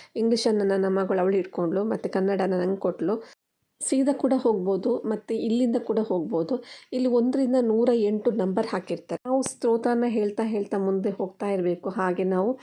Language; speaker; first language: Kannada; non-native, local second language; Tulu